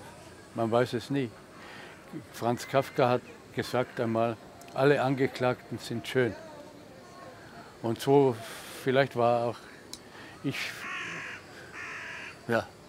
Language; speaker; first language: German; non-native, fluent; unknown